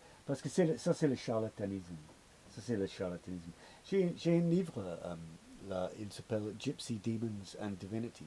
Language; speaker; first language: French; non-native, learner; English